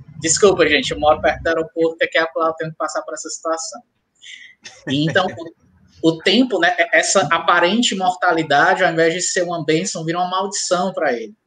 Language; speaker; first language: Portuguese; native; Portuguese